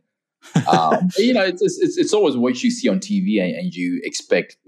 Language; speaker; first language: English; non-native, local second language; Shona